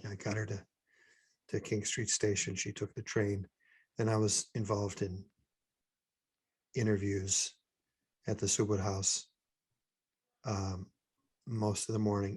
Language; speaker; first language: English; native; English